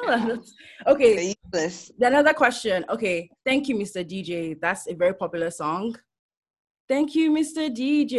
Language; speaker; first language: English; non-native, local second language; Yoruba